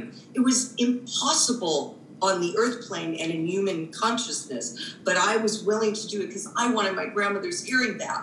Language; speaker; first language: English; native; English